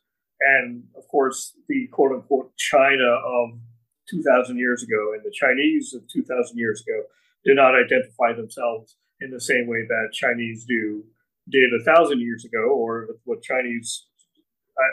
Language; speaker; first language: English; native; English